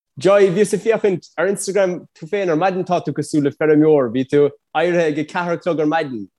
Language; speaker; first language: Irish; native; Irish